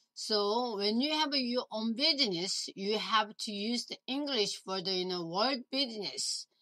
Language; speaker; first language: English; non-native, learner; Korean